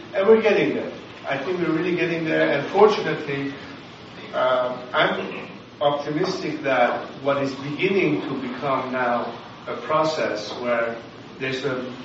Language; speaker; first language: English; non-native, fluent; Persian